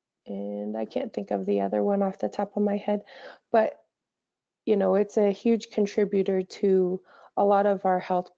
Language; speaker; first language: English; native; English